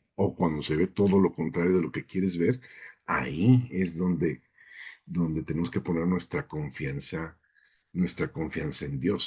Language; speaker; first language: Spanish; native; Spanish